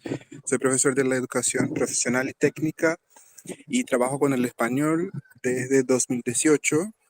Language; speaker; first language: Spanish; non-native, fluent; Portuguese